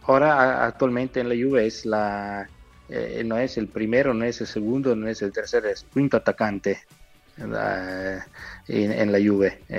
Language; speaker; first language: Spanish; non-native, fluent; Italian